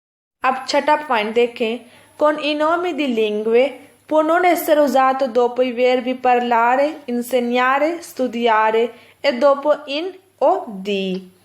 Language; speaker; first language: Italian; non-native, fluent; Urdu